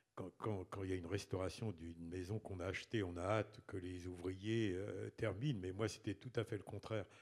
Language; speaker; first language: French; native; French